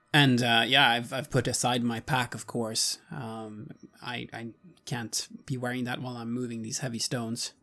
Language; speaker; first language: English; non-native, fluent; Swedish